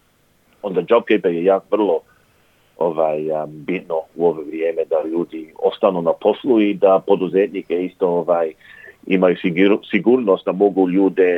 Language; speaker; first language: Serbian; early bilingual, heritage; English